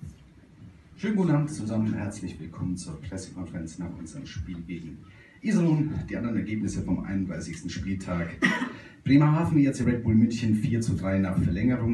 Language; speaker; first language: German; native; German